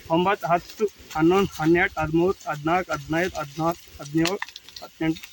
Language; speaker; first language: Kannada; non-native, local second language; Telugu